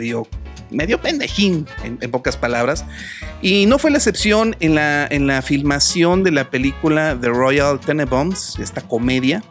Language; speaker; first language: Spanish; native; Spanish